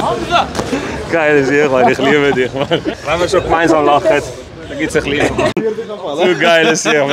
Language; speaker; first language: German; native; German